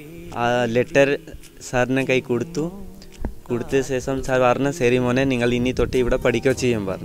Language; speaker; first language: Malayalam; early bilingual, other home language; Hindi